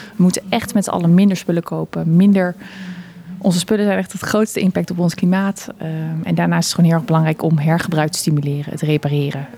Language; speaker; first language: Dutch; native; Dutch